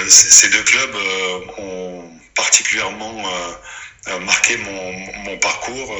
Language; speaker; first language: French; native; French